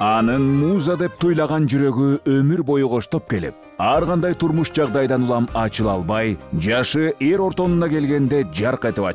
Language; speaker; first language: Kyrgyz; native; Kyrgyz